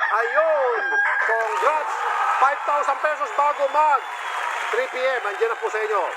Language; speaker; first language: Filipino; native; Filipino